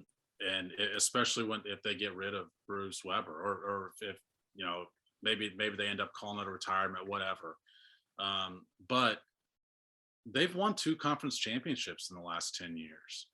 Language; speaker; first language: English; native; English